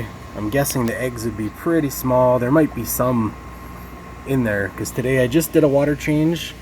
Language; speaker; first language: English; native; English